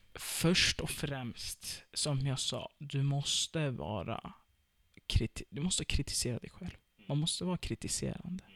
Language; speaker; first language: Swedish; early bilingual, other home language; Turkish